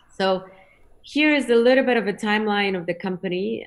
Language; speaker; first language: English; non-native, fluent; Polish